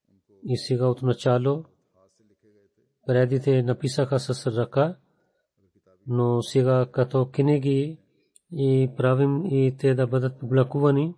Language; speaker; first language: Bulgarian; non-native, fluent; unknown